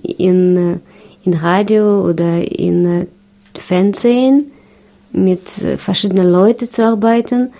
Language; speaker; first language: German; non-native, learner; Russian